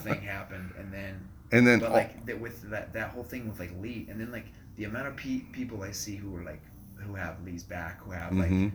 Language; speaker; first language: English; native; English